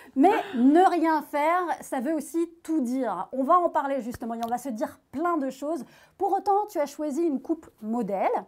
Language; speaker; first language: French; native; French